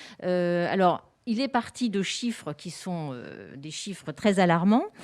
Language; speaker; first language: French; native; French